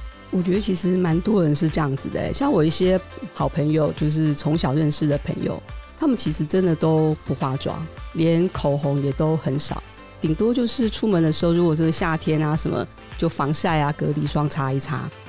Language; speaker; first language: Chinese; native; Chinese